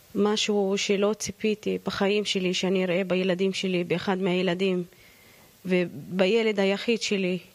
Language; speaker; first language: Hebrew; non-native, local second language; Arabic